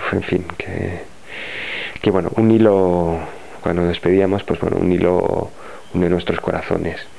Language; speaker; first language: Spanish; native; Spanish